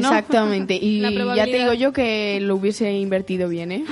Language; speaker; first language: Spanish; native; Spanish